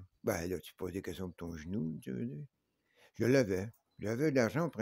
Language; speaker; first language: French; native; French